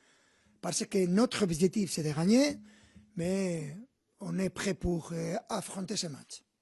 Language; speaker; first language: French; non-native, fluent; Spanish